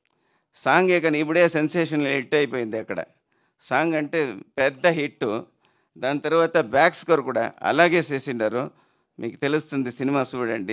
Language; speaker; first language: Telugu; non-native, learner; Tamil